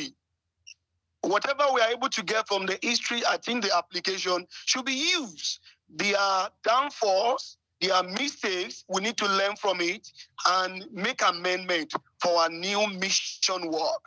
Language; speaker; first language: English; non-native, local second language; Yoruba